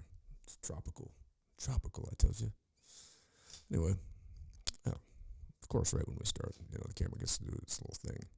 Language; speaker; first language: English; native; English